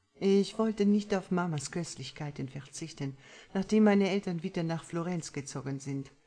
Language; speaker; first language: German; native; German